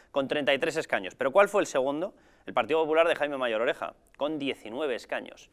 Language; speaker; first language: Spanish; native; Spanish